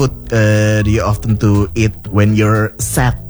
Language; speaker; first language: English; non-native, learner; Indonesian